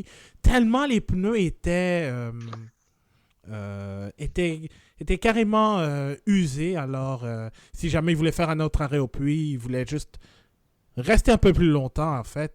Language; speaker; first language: French; native; French